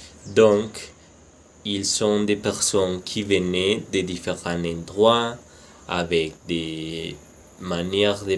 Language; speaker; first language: French; non-native, learner; Spanish